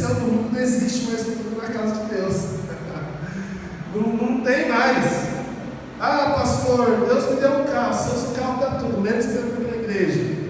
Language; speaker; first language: Portuguese; native; Portuguese